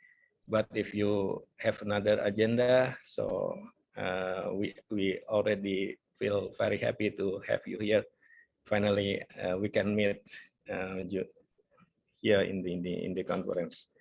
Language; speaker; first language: English; non-native, fluent; Indonesian